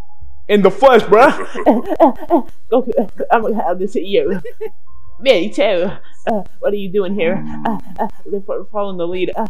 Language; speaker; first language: English; native; English